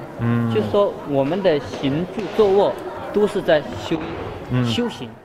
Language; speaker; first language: Chinese; native; Chinese